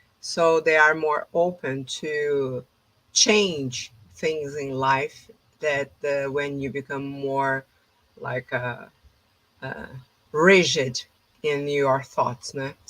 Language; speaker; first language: English; non-native, fluent; Portuguese